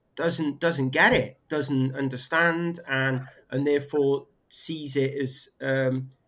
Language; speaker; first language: English; native; English